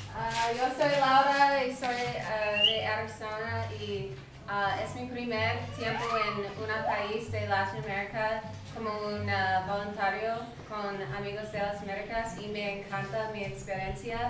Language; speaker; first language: Spanish; non-native, fluent; English